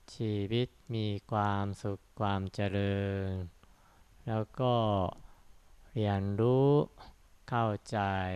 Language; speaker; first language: Thai; non-native, fluent; Japanese